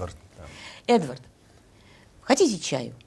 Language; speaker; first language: Russian; native; Russian